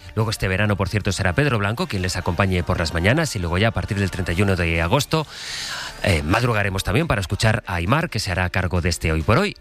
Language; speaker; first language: Spanish; native; Spanish